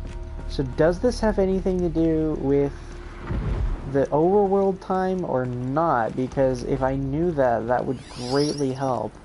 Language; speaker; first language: English; native; English